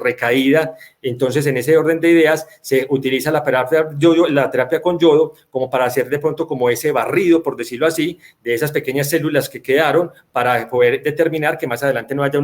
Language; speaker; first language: Spanish; native; Spanish